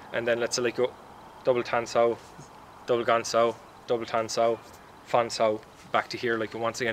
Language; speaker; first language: English; native; English